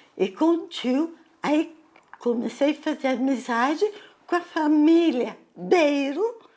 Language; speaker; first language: Portuguese; early bilingual, other home language; Italian